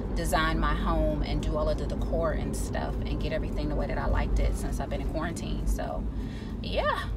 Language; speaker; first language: English; native; English